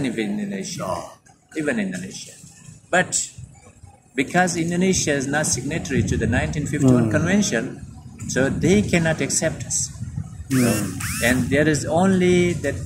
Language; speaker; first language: English; non-native, fluent; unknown